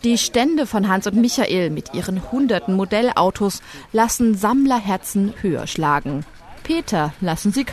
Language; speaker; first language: German; native; German